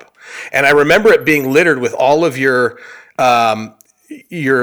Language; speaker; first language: English; native; English